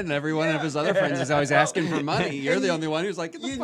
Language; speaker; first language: English; native; English